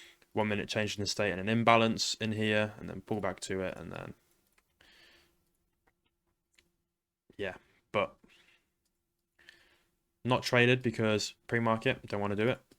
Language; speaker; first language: English; native; English